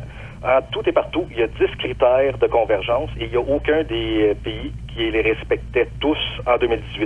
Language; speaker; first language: French; native; French